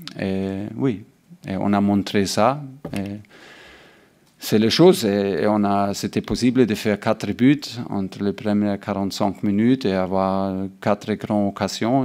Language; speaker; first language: French; non-native, learner; German